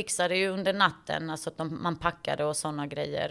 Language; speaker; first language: Swedish; early bilingual, other home language; Bosnian